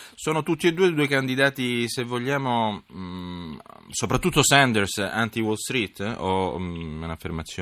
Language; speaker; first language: Italian; native; Italian